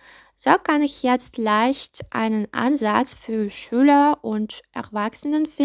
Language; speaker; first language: German; non-native, fluent; Russian